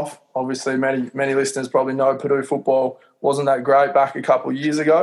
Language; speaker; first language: English; native; English